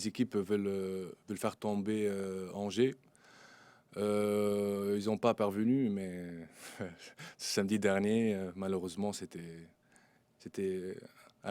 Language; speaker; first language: French; non-native, local second language; Arabic